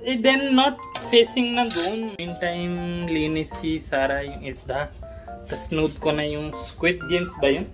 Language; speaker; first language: Filipino; non-native, learner; Punjabi